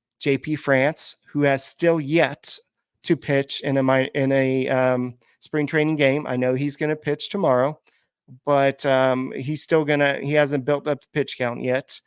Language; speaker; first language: English; native; English